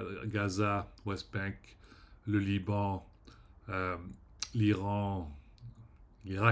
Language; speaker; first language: French; early bilingual, heritage; French